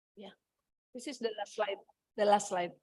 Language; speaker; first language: English; non-native, fluent; Indonesian